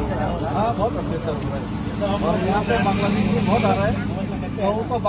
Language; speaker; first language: Hindi; non-native, local second language; Kok Borok